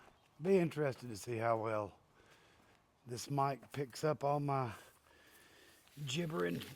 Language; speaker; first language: English; native; English